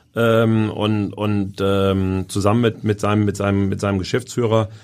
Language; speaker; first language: German; native; German